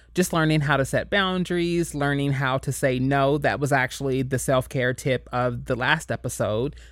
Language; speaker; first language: English; native; English